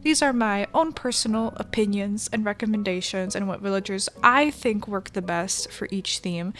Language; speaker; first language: English; native; English